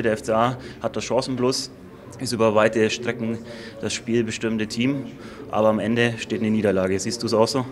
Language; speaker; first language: German; native; German